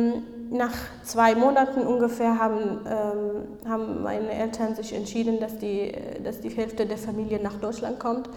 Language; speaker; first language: German; non-native, fluent; Kurdish